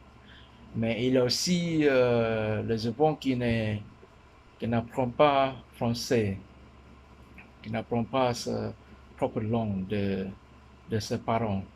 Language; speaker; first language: French; non-native, learner; Min Nan Chinese